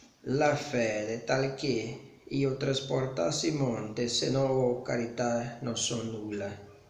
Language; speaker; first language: Italian; non-native, learner; Portuguese